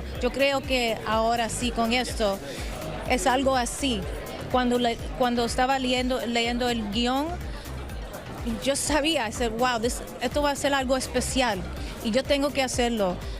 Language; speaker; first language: Spanish; early bilingual, other home language; English